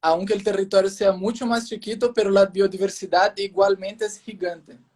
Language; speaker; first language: Spanish; non-native, fluent; Portuguese